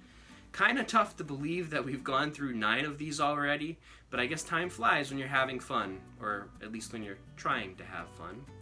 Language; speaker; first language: English; native; English